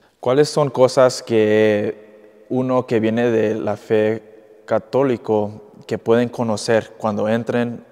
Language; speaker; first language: Spanish; early bilingual, heritage; English